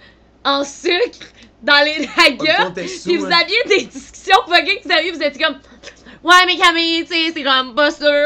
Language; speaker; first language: French; native; French